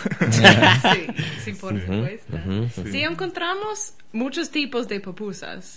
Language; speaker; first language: Spanish; non-native, learner; English